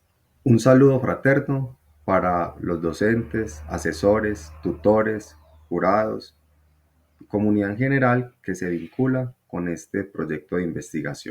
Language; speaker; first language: Spanish; native; Spanish